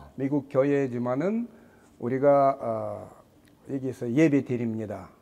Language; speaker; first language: Korean; non-native, learner; Russian